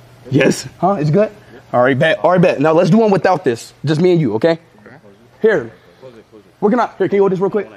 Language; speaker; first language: English; native; English